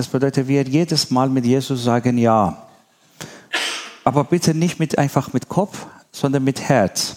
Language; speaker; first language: German; non-native, learner; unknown